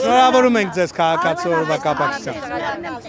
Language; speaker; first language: Armenian; native; Armenian